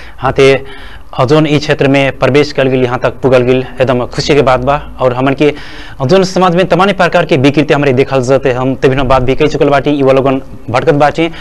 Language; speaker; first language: Bhojpuri; non-native, local second language; Dangaura Tharu